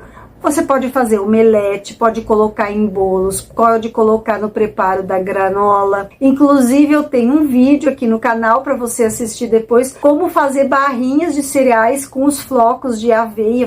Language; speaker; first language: Portuguese; native; Portuguese